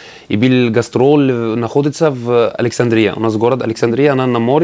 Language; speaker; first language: Russian; non-native, learner; Arabic